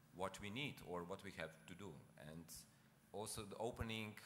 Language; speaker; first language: English; non-native, fluent; Slovenian